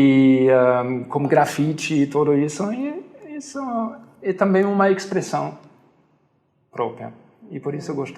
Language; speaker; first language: Portuguese; non-native, fluent; German